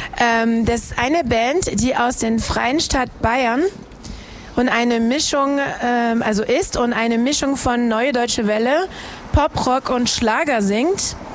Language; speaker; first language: German; non-native, fluent; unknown